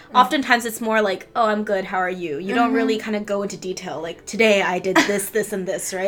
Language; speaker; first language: English; early bilingual, other home language; Chinese